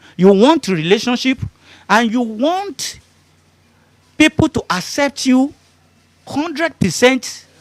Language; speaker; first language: English; non-native, local second language; Yoruba